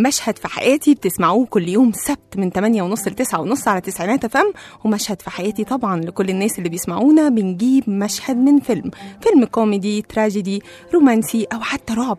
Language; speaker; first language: Arabic; native; Arabic